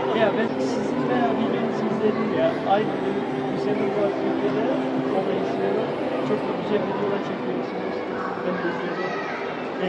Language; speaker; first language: Turkish; early bilingual, heritage; Turkish